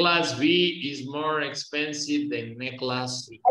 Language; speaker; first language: English; non-native, fluent; Spanish